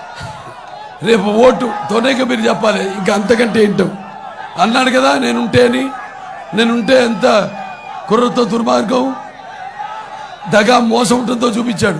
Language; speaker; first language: Telugu; native; Telugu